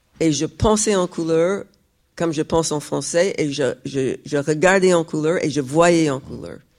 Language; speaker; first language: French; non-native, fluent; English